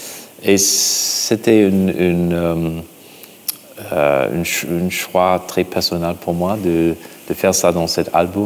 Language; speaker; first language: French; non-native, fluent; English